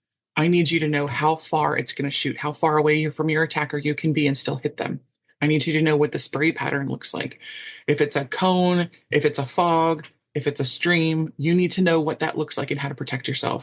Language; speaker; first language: English; native; English